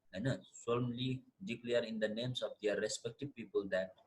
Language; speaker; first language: English; non-native, local second language; Nepali